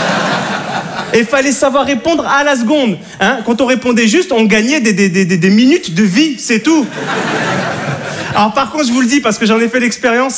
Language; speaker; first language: French; native; French